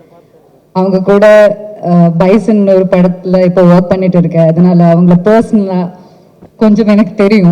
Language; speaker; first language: Tamil; non-native, fluent; Malayalam